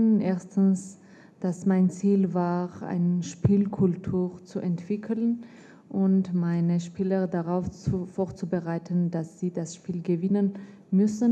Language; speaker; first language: German; non-native, fluent; Armenian